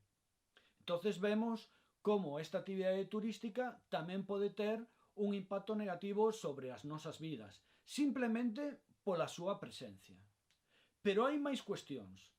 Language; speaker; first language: Galician; non-native, local second language; Spanish